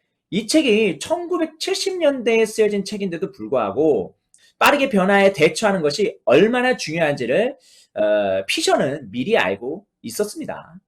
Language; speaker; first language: Korean; native; Korean